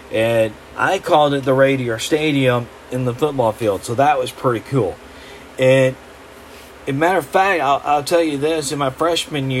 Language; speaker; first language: English; native; English